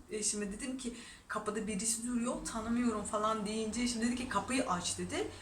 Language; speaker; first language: Turkish; non-native, fluent; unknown